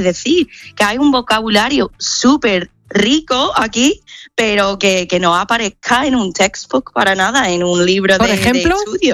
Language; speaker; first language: Spanish; non-native, fluent; English